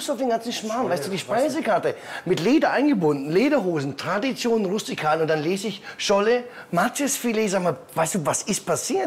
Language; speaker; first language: German; native; German